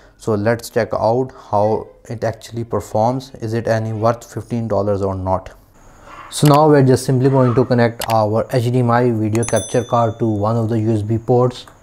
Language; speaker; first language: English; non-native, local second language; Urdu